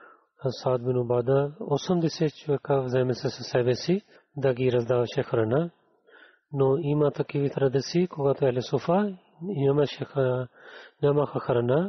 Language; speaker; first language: Bulgarian; non-native, learner; Urdu